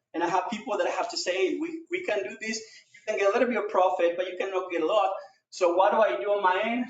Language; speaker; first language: English; non-native, fluent; Spanish